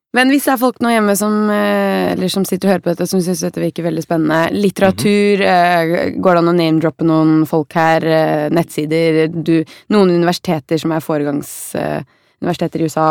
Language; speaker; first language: Norwegian; native; Norwegian